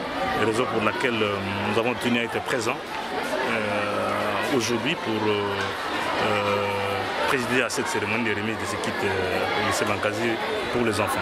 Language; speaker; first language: French; non-native, local second language; Kongo